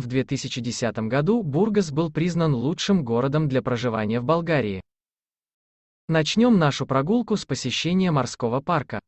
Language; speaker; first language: Russian; native; Russian